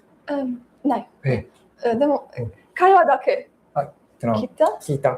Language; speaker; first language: Japanese; non-native, learner; Slovak